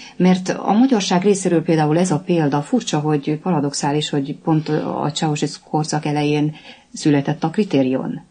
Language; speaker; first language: Hungarian; native; Hungarian